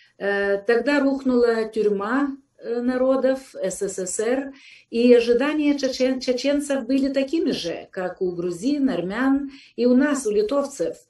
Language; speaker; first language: Russian; non-native, fluent; Lithuanian